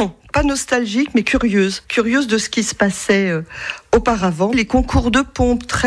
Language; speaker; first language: French; native; French